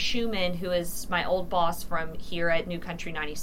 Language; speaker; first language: English; native; English